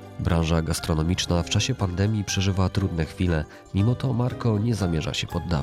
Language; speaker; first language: Polish; native; Polish